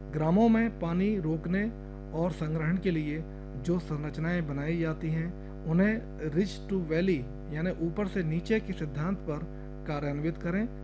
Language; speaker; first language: Hindi; native; Hindi